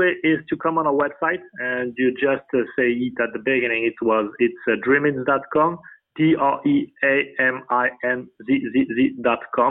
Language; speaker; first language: English; non-native, fluent; French